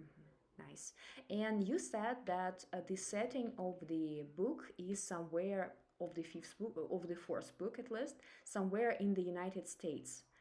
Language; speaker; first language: English; non-native, fluent; Russian